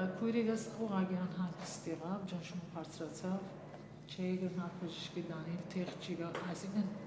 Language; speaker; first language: Armenian; early bilingual, heritage; Armenian